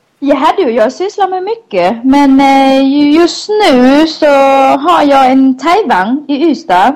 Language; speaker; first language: Swedish; non-native, fluent; Thai